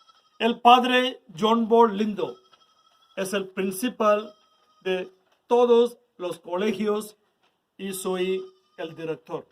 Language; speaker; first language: Spanish; non-native, learner; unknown